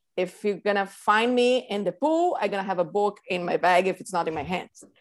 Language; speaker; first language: English; non-native, fluent; Portuguese